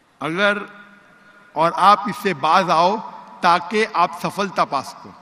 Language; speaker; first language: Urdu; non-native, local second language; Konkani